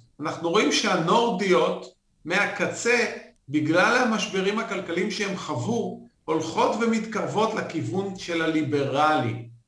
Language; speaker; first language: Hebrew; native; Hebrew